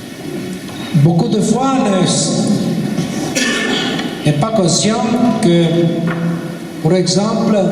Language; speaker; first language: French; non-native, learner; Italian